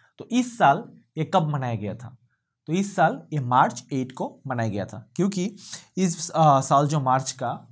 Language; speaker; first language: Hindi; non-native, local second language; Bangla